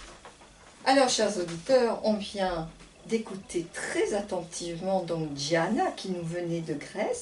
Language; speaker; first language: French; native; French